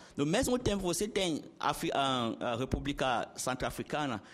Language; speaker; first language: Portuguese; non-native, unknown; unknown